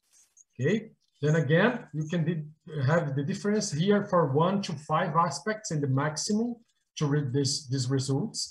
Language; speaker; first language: English; non-native, fluent; Portuguese